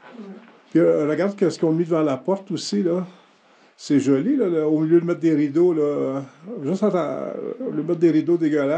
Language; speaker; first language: French; native; French